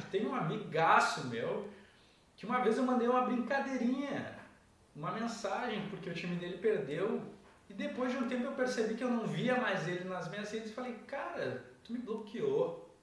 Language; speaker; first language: Portuguese; native; Portuguese